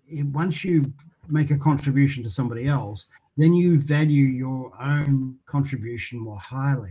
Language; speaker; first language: English; native; English